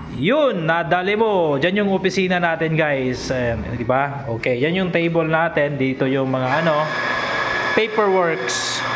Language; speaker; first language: Filipino; non-native, local second language; Cebuano